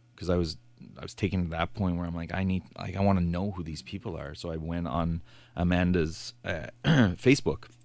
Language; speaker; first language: English; native; English